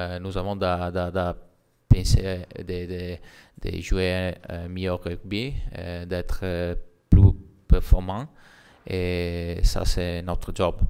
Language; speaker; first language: French; non-native, learner; Italian